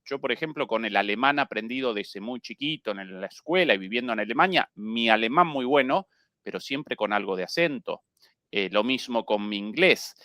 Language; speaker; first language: Spanish; native; Spanish